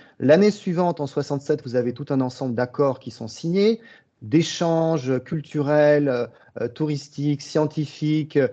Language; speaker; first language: French; early bilingual, other home language; Russian